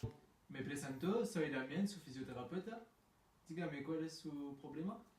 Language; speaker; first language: Spanish; non-native, learner; French